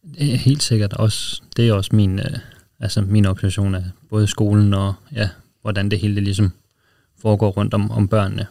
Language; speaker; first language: Danish; native; Danish